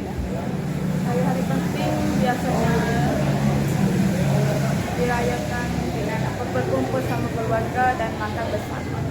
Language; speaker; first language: Indonesian; non-native, local second language; Malay